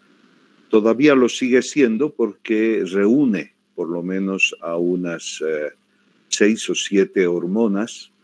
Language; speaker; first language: Spanish; native; Spanish